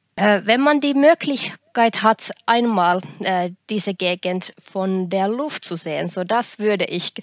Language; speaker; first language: German; non-native, fluent; Finnish